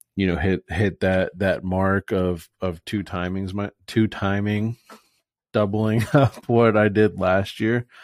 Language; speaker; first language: English; native; English